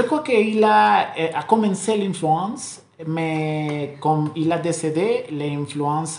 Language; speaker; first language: French; non-native, learner; Spanish